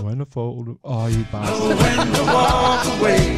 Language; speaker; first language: English; native; English